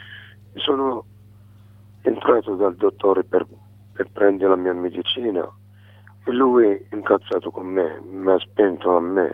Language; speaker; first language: Italian; non-native, learner; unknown